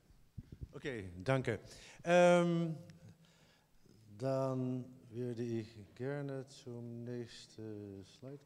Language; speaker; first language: German; non-native, learner; Dutch